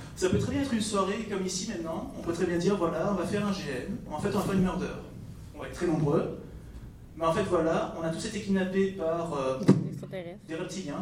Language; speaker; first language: French; non-native, fluent; Dutch